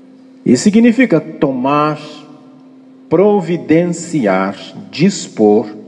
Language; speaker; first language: Portuguese; native; Portuguese